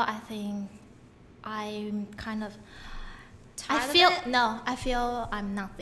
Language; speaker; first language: English; non-native, fluent; Chinese